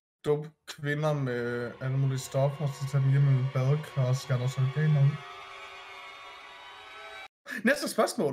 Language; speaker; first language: Danish; native; Danish